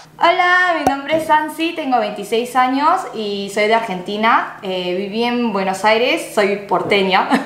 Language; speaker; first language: Spanish; early bilingual, other home language; Korean